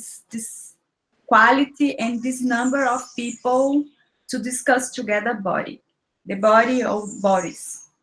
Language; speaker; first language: English; non-native, learner; Portuguese